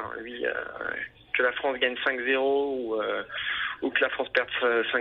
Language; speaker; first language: French; native; French